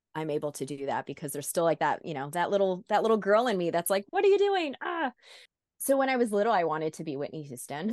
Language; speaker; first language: English; native; English